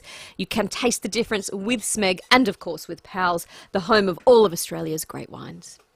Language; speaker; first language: English; native; English